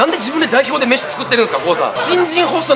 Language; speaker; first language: Japanese; native; Japanese